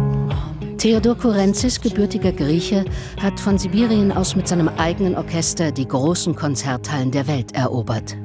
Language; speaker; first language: German; native; German